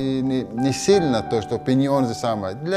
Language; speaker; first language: Polish; non-native, learner; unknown